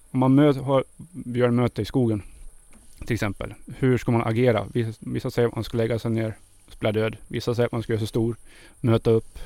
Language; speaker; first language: Swedish; native; Swedish